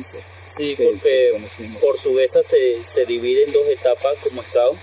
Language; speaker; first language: Spanish; native; Spanish